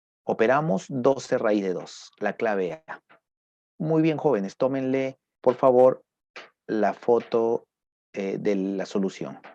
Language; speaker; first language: Spanish; native; Spanish